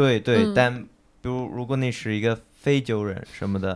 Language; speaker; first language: Chinese; non-native, fluent; English